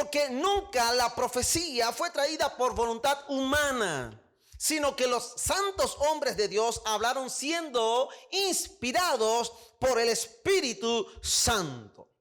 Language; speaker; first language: Spanish; native; Spanish